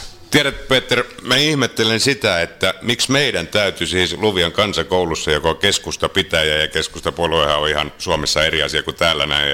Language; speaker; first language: Finnish; native; Finnish